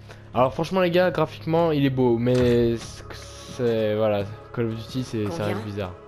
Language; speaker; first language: French; native; French